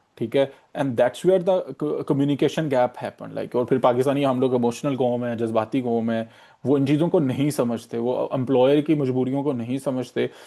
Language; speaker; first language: Urdu; native; Urdu